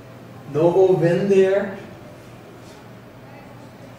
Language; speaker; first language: Portuguese; non-native, learner; English